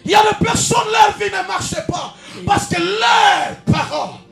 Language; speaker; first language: French; non-native, local second language; Swahili